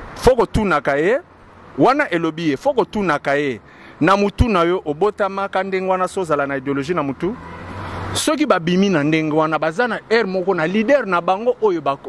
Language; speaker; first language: Lingala; native; Lingala